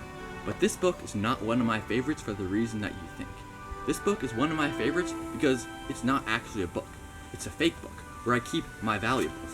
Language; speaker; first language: English; native; English